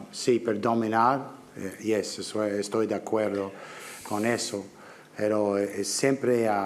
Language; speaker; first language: Spanish; non-native, learner; English